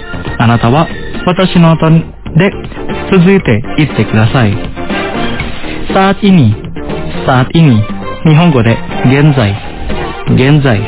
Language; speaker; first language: Japanese; non-native, fluent; Indonesian